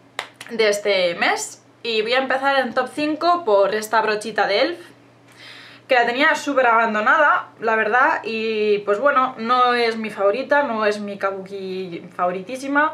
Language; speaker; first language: Spanish; native; Spanish